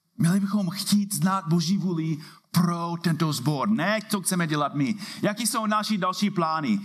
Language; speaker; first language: Czech; non-native, fluent; English